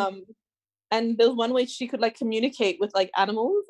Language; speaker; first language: English; non-native, local second language; Tongan